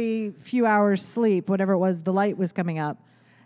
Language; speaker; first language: English; native; English